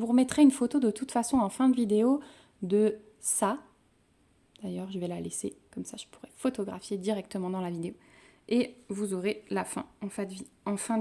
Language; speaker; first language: French; native; French